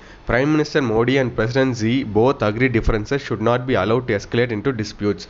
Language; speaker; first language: English; non-native, local second language; Tamil